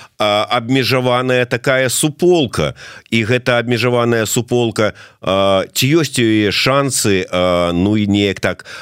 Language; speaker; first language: Belarusian; non-native, local second language; Russian